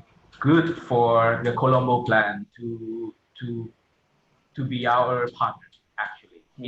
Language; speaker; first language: English; non-native, fluent; Thai